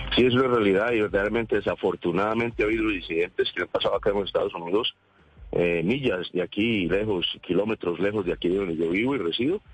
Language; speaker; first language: Spanish; native; Spanish